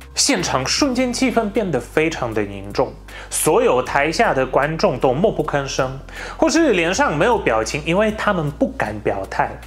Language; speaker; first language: Chinese; non-native, fluent; Polish